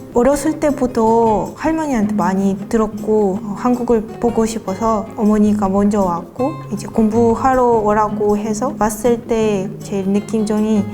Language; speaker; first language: Korean; non-native, fluent; Russian